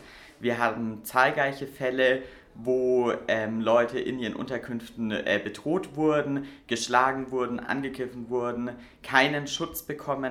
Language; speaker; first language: German; native; German